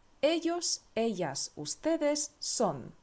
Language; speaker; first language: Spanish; non-native, fluent; Polish